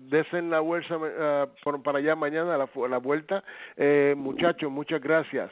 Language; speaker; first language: Spanish; early bilingual, heritage; Spanish